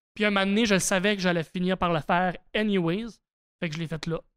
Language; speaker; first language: French; native; French